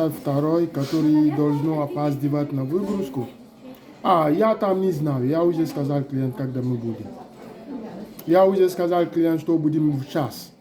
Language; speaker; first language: Russian; non-native, learner; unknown